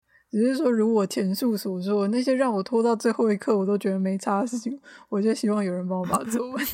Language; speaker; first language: Chinese; native; Chinese